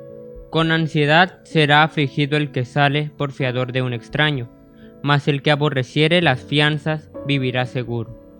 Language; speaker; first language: Spanish; native; Spanish